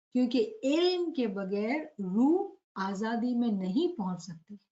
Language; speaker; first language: Hindi; non-native, local second language; Gujarati